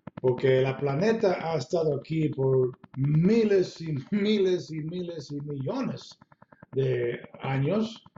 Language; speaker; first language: Spanish; non-native, fluent; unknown